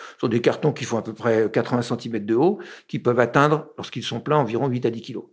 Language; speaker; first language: French; native; French